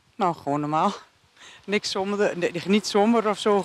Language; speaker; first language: Dutch; native; Dutch